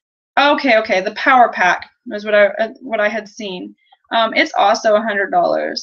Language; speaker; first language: English; native; English